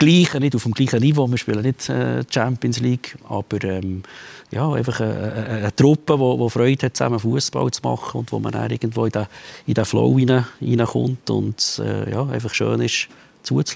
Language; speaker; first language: German; native; German